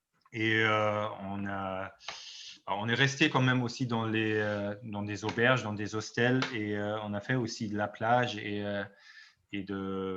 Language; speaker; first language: French; non-native, fluent; German